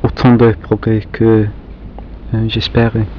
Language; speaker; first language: French; non-native, fluent; English